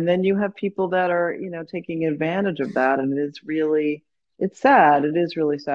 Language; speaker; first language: English; native; English